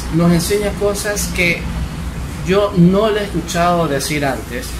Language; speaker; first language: Spanish; native; Spanish